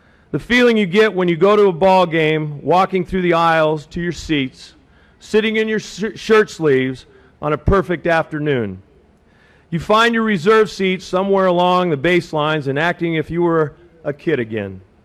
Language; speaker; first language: English; native; English